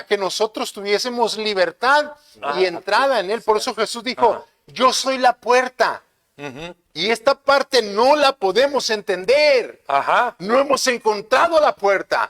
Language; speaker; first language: Spanish; native; Spanish